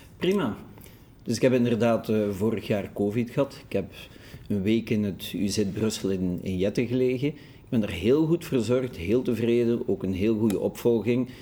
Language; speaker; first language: Dutch; native; Dutch